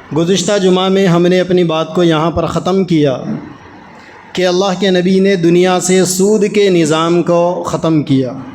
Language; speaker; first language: Urdu; native; Urdu